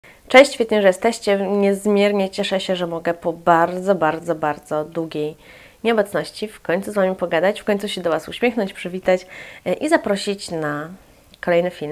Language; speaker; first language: Polish; native; Polish